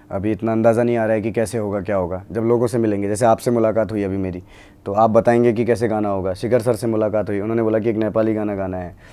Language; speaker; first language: Hindi; native; Hindi